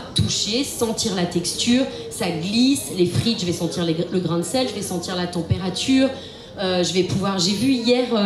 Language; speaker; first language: French; native; French